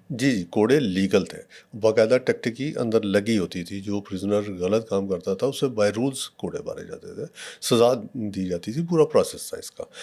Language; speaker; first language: Urdu; non-native, local second language; Punjabi